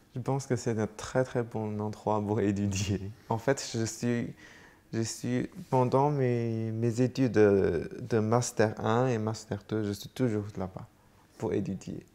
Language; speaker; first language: French; non-native, fluent; Chinese